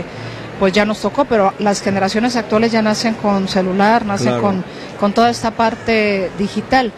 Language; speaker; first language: Spanish; native; Spanish